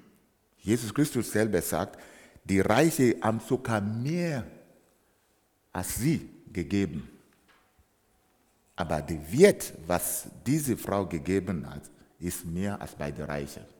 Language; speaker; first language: German; non-native, fluent; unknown